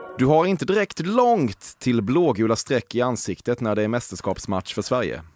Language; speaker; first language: Swedish; native; Swedish